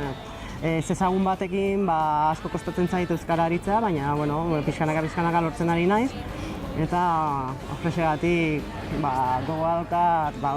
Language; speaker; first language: Basque; non-native, local second language; Spanish